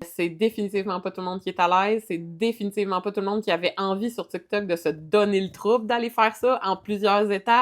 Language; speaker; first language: French; native; French